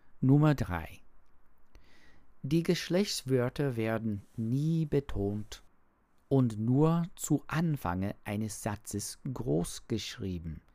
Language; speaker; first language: German; non-native, learner; English